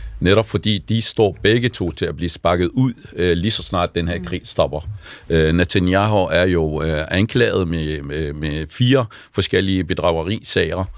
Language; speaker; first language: Danish; non-native, fluent; Arabic